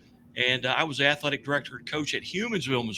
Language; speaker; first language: English; native; English